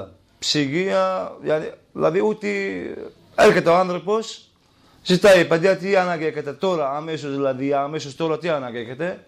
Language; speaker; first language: Greek; non-native, learner; Kurdish